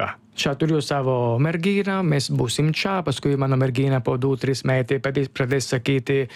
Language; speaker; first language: Lithuanian; non-native, learner; Italian